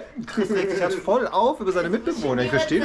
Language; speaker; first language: German; native; German